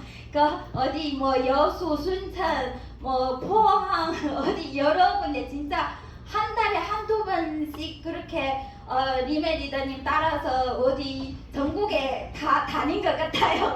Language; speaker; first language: Korean; non-native, learner; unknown